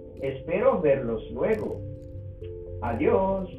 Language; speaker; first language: Spanish; non-native, learner; English